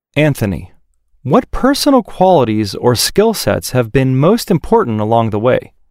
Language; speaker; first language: English; native; English